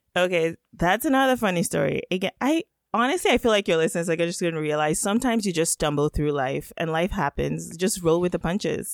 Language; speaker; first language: English; non-native, local second language; Yoruba